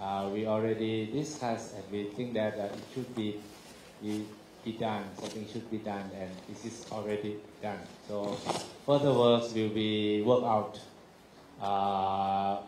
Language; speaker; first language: English; non-native, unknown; Thai